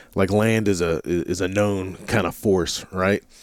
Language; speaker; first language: English; native; English